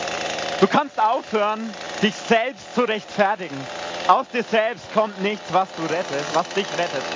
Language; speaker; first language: German; native; German